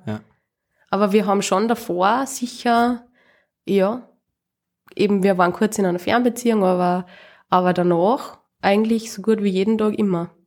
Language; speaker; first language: German; native; German